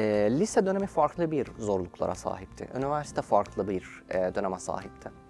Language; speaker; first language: Turkish; non-native, fluent; Arabic